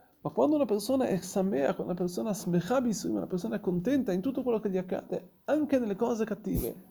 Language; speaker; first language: Italian; non-native, fluent; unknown